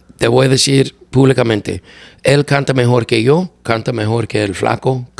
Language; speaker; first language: Spanish; non-native, learner; English